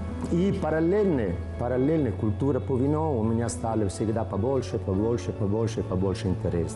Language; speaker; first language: Russian; non-native, learner; Italian